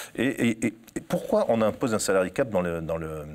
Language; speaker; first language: French; native; French